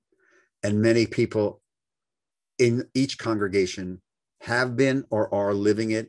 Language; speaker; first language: English; native; English